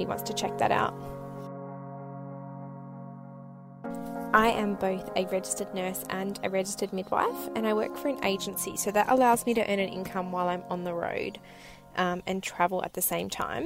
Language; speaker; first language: English; native; English